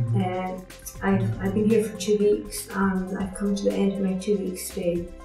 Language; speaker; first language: English; native; English